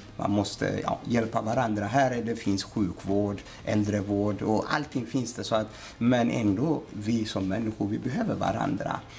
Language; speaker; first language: Swedish; non-native, fluent; Amharic